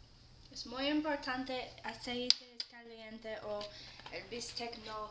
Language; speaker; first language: Spanish; non-native, learner; English